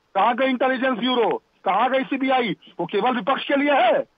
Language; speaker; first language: Hindi; native; Hindi